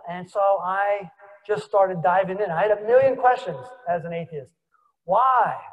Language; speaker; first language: English; native; English